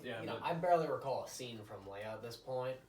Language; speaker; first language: English; native; English